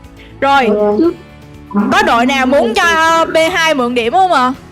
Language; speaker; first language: Vietnamese; native; Vietnamese